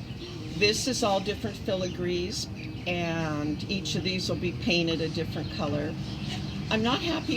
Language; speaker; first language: English; native; English